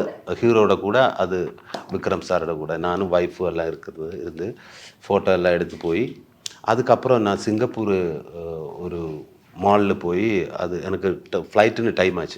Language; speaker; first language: Tamil; non-native, learner; Malayalam